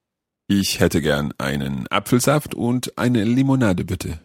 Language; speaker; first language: German; non-native, learner; English